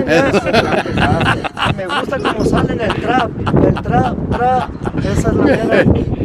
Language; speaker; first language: Spanish; early bilingual, heritage; Spanish